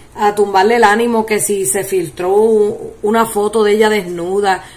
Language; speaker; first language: Spanish; early bilingual, heritage; Spanish